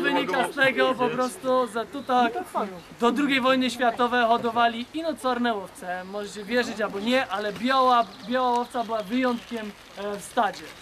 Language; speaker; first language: Polish; native; Polish